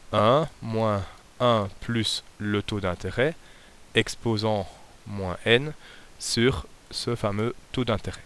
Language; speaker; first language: French; native; French